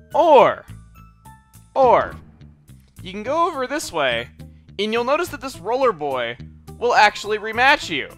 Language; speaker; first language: English; native; English